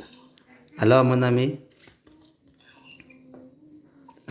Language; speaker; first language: French; non-native, learner; Indonesian